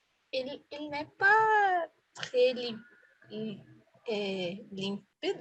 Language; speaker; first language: French; non-native, learner; Portuguese